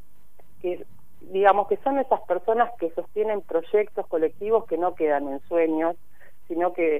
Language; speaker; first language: Spanish; native; Spanish